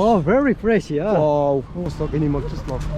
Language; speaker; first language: English; non-native, learner; Arabic